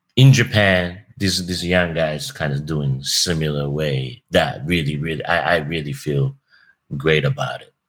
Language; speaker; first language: English; non-native, fluent; Japanese